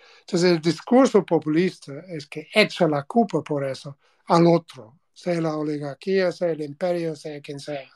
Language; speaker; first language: Spanish; non-native, fluent; English